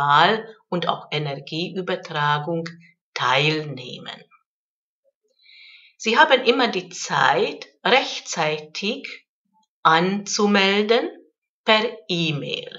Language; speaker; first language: German; non-native, fluent; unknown